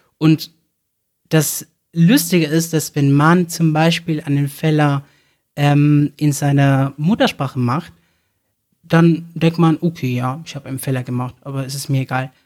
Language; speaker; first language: German; non-native, fluent; Spanish